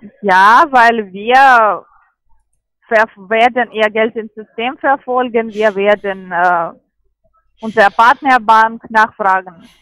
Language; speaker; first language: German; non-native, learner; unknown